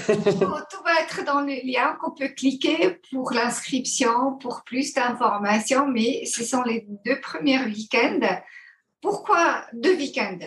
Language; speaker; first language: French; non-native, fluent; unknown